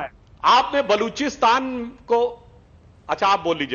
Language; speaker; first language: Hindi; native; Hindi